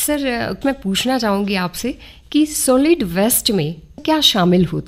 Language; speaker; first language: Hindi; native; Hindi